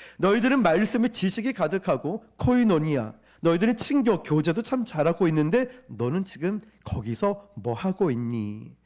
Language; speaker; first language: Korean; native; Korean